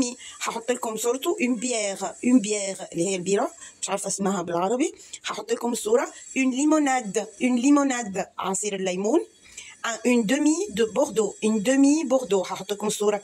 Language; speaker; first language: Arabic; native; Arabic